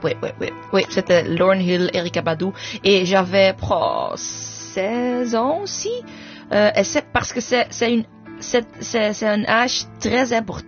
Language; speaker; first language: French; non-native, fluent; English